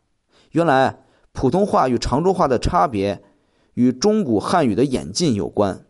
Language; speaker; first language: Chinese; native; Chinese